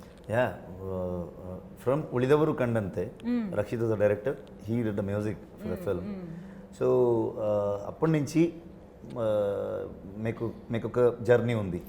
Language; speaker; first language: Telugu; non-native, learner; Kannada